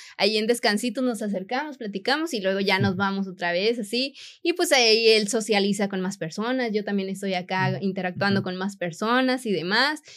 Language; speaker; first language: Spanish; native; Spanish